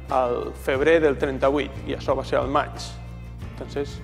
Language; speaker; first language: Spanish; native; Spanish